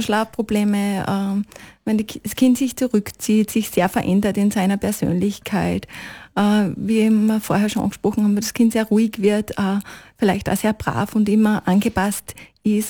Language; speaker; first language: German; native; German